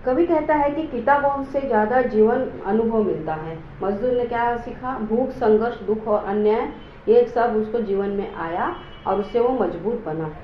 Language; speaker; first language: Hindi; non-native, local second language; Marathi